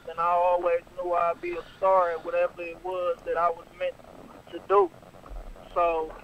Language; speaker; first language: English; native; English